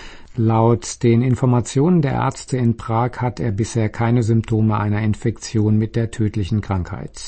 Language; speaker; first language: German; native; German